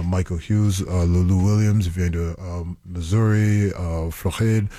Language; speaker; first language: French; non-native, local second language; English